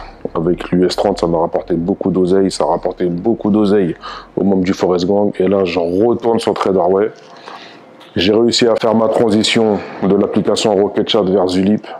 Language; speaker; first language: French; native; French